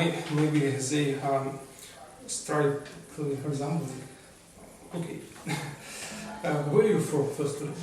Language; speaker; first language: English; non-native, learner; Russian